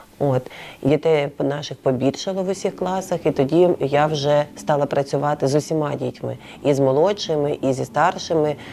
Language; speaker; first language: Ukrainian; native; Ukrainian